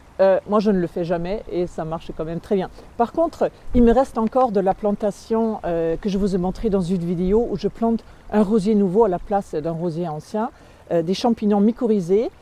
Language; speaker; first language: French; non-native, fluent; German